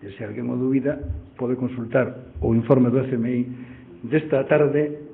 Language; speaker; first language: Spanish; non-native, local second language; Galician